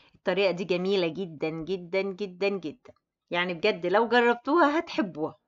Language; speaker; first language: Arabic; native; Arabic